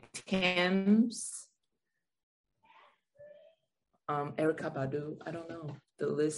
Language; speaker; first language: English; non-native, fluent; Chinese